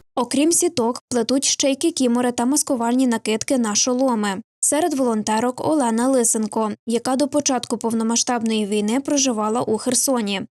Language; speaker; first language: Ukrainian; native; Ukrainian